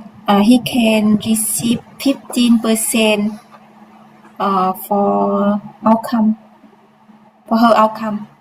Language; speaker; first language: English; non-native, learner; Vietnamese